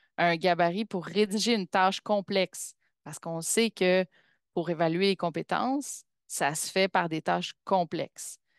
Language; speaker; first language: French; native; French